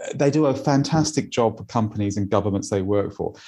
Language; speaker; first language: English; native; English